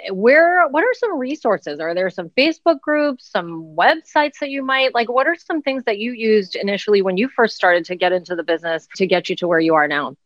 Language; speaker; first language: English; native; English